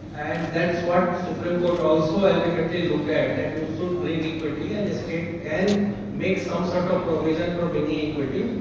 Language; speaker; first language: English; non-native, local second language; Hindi